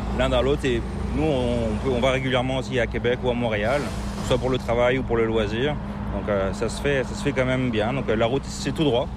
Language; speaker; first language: French; native; French